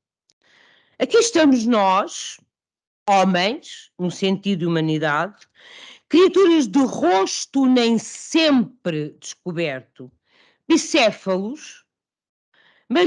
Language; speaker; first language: Portuguese; native; Portuguese